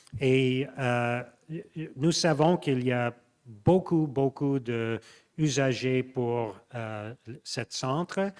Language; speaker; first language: French; non-native, local second language; English